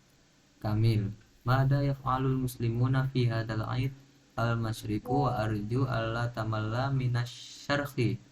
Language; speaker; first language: Arabic; non-native, learner; Indonesian